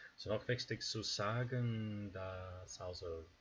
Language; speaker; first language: German; non-native, fluent; English